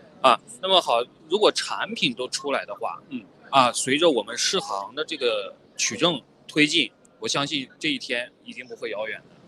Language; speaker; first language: Chinese; native; Chinese